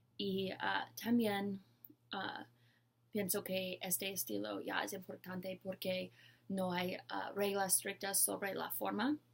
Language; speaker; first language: Spanish; non-native, learner; English